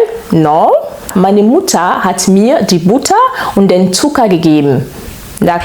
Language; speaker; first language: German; non-native, fluent; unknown